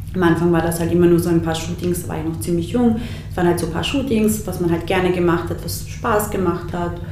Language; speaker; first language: German; early bilingual, other home language; Bosnian